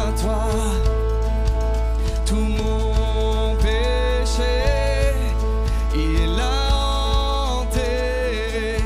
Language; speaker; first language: French; native; French